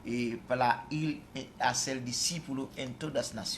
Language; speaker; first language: Spanish; non-native, fluent; Haitian Creole